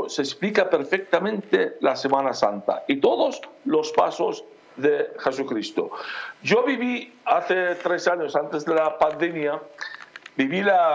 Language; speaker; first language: Spanish; non-native, fluent; Aramaic